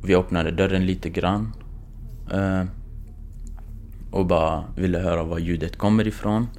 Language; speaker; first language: Swedish; non-native, fluent; Kurdish